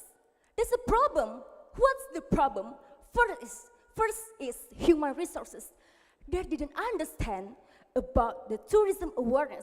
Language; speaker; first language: English; non-native, learner; Indonesian